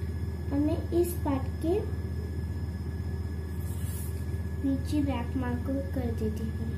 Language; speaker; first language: Hindi; native; Hindi